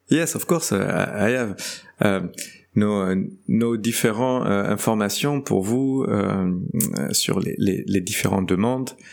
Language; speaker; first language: French; native; French